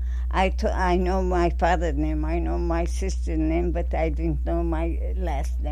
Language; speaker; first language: English; non-native, learner; Armenian